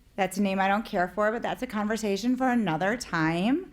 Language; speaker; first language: English; native; English